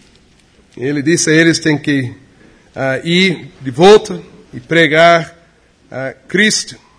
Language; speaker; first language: Portuguese; non-native, fluent; English